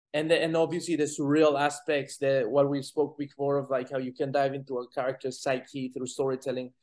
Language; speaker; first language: English; non-native, fluent; Spanish